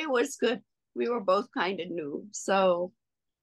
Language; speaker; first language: English; non-native, local second language; Afrikaans